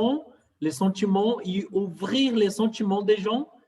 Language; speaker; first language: French; non-native, fluent; Portuguese